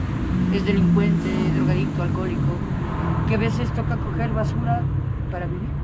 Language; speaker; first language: Spanish; native; Spanish